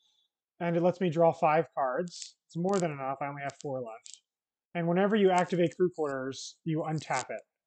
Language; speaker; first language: English; native; English